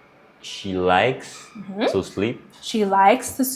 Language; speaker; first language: English; non-native, learner; Amharic